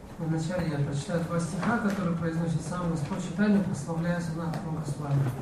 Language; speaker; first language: Russian; native; Russian